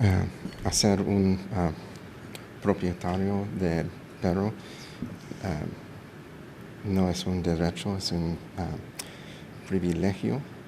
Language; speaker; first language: Spanish; early bilingual, heritage; English